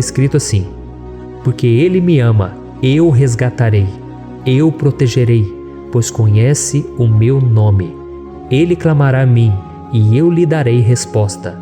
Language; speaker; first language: Portuguese; native; Portuguese